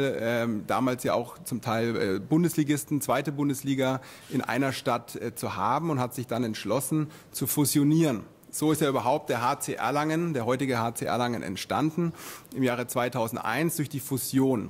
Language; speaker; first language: German; native; German